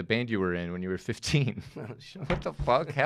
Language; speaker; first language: English; native; English